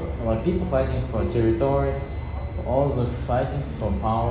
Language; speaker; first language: English; non-native, fluent; Russian